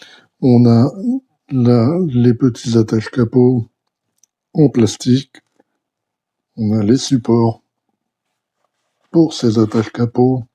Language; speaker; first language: French; native; French